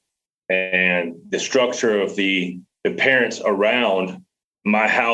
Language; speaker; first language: English; native; English